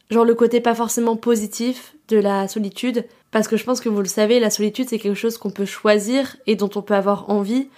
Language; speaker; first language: French; native; French